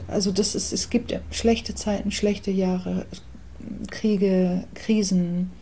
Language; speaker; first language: German; early bilingual, other home language; English